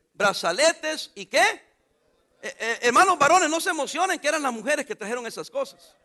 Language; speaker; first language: Spanish; native; Spanish